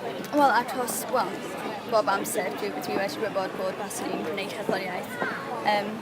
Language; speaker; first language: Welsh; non-native, local second language; English